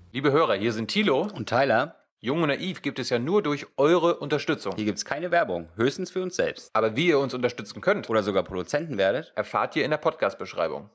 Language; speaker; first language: German; native; German